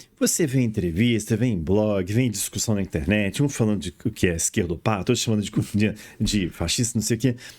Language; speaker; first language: Portuguese; early bilingual, other home language; English